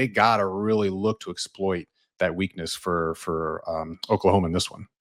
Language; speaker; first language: English; native; English